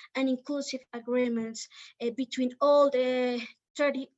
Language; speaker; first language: English; non-native, fluent; Spanish